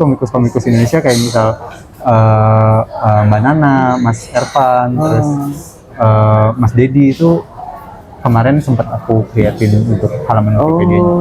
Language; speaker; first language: Indonesian; native; Indonesian